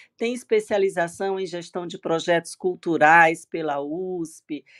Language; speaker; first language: Portuguese; native; Portuguese